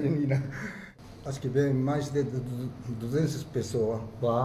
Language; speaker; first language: Portuguese; non-native, fluent; Japanese